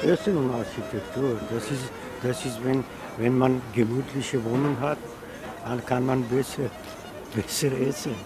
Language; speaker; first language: German; non-native, learner; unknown